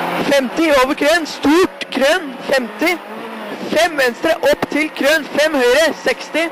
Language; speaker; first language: Norwegian; native; Norwegian